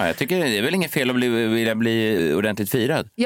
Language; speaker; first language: Swedish; native; Swedish